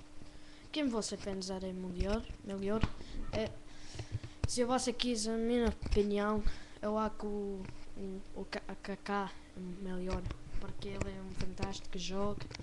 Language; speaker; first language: Portuguese; non-native, learner; English